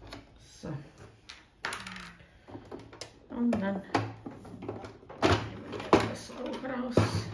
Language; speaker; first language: German; non-native, fluent; Croatian